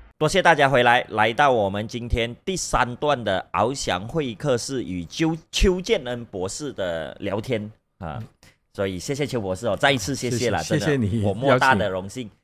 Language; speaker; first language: Chinese; native; Chinese